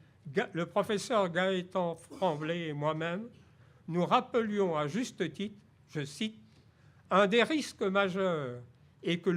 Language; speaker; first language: French; native; French